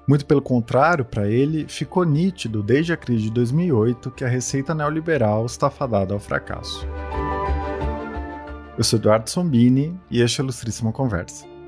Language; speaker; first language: Portuguese; native; Portuguese